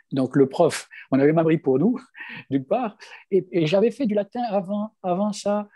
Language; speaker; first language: French; non-native, local second language; Kabyle